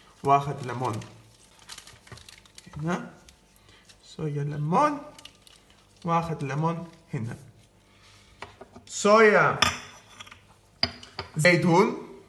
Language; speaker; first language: Arabic; non-native, learner; Greek